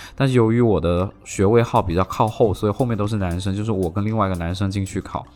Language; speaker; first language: Chinese; non-native, local second language; Cantonese